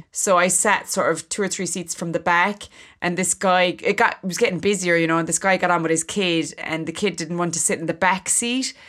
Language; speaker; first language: English; native; English